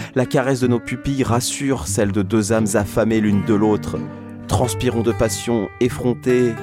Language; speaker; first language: French; non-native, fluent; Portuguese